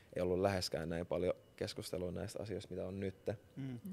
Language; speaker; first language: Finnish; native; Finnish